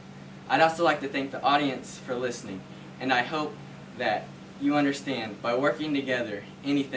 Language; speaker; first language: English; native; English